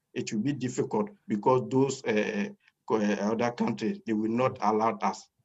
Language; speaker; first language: English; non-native, fluent; French